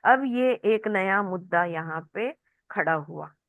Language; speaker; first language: Hindi; non-native, local second language; Marathi